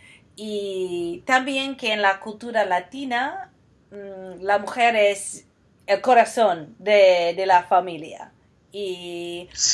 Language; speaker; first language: Spanish; non-native, fluent; English